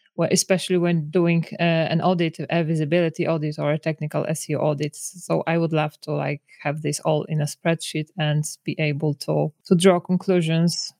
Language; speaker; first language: English; non-native, fluent; Polish